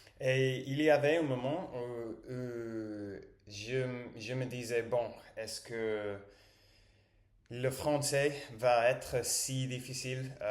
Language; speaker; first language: French; non-native, learner; English